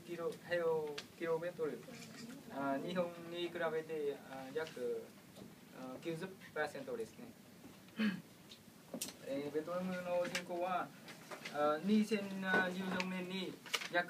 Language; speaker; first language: Japanese; non-native, learner; Vietnamese